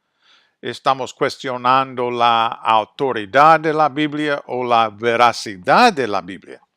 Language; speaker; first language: Spanish; non-native, fluent; English